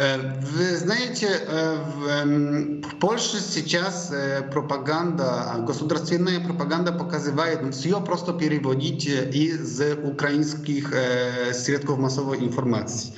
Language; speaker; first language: Russian; non-native, fluent; Polish